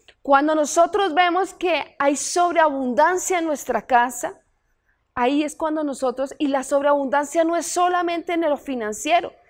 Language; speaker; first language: Spanish; native; Spanish